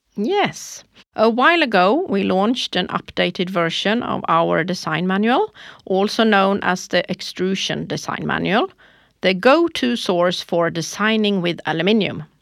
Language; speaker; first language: English; non-native, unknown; Swedish